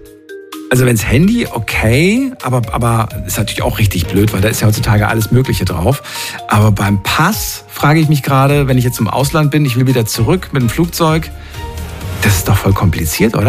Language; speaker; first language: German; native; German